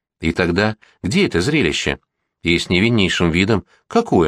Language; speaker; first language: Russian; native; Russian